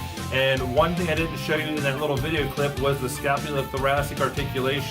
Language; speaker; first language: English; native; English